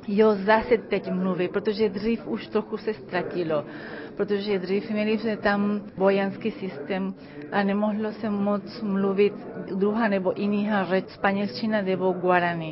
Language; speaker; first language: Czech; early bilingual, heritage; Czech